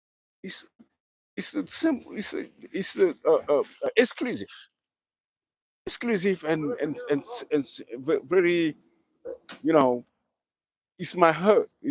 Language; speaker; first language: English; non-native, learner; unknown